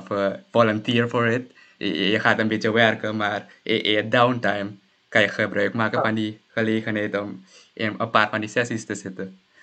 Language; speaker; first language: Dutch; native; Dutch